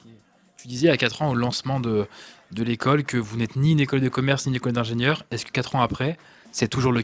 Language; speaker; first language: French; native; French